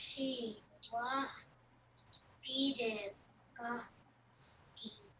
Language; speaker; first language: Japanese; non-native, learner; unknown